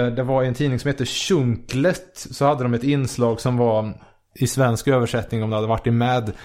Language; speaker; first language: Swedish; native; Swedish